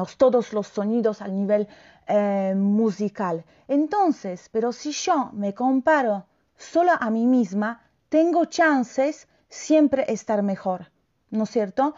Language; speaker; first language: Spanish; non-native, fluent; Polish